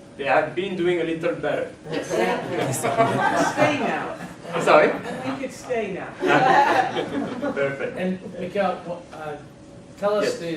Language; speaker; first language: English; non-native, fluent; French